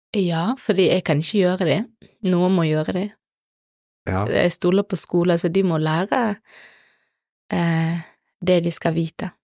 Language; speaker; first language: Norwegian; non-native, fluent; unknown